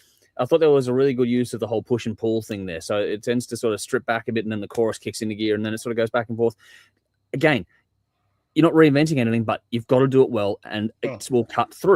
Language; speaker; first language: English; native; English